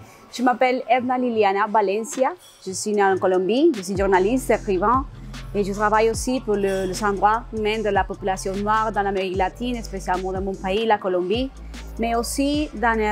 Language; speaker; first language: French; non-native, learner; Spanish